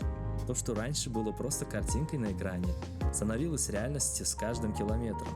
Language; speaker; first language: Russian; native; Russian